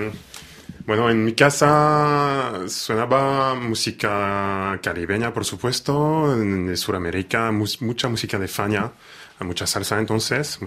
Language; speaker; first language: Spanish; non-native, fluent; French